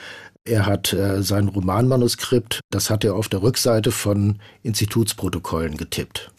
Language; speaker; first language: German; native; German